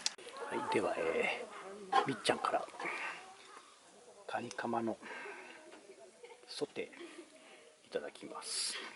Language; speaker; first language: Japanese; native; Japanese